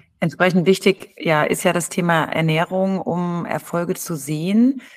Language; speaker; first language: German; native; German